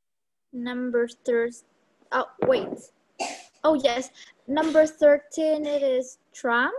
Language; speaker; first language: English; non-native, learner; Vietnamese